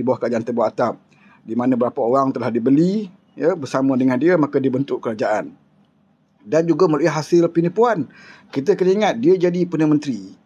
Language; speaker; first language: Malay; native; Malay